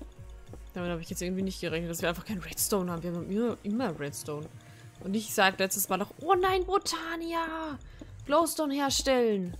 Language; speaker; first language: German; native; German